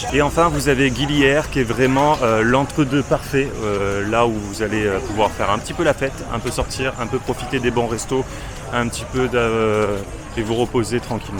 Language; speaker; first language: French; native; French